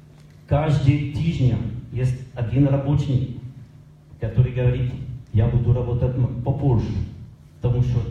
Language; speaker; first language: Ukrainian; non-native, learner; French